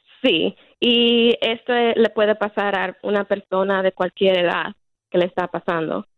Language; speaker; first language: Spanish; early bilingual, heritage; Spanish